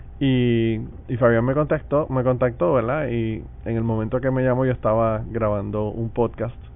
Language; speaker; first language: Spanish; native; Spanish